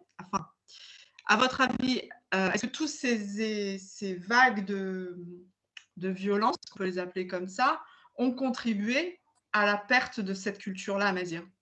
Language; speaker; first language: French; early bilingual, other home language; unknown